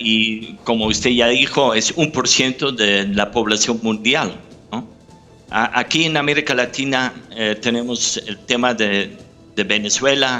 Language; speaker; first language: Spanish; non-native, fluent; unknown